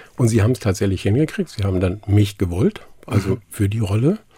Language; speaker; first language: German; non-native, local second language; Low German